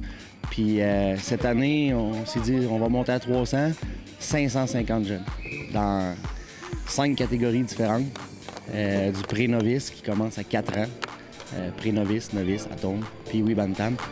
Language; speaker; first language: French; native; French